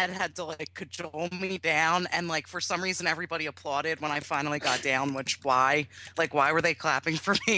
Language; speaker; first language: English; native; English